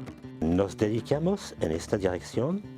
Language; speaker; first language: Spanish; non-native, fluent; French